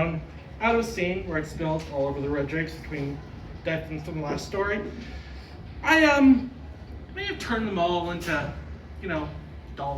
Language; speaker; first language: English; native; English